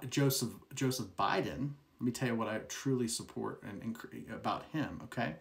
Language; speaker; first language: English; native; English